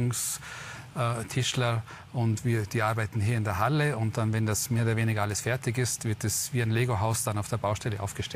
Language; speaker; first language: German; native; German